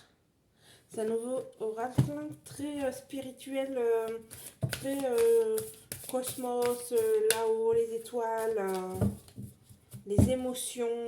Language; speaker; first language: French; native; French